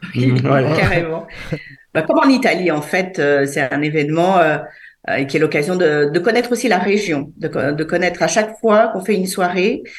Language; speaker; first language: French; early bilingual, other home language; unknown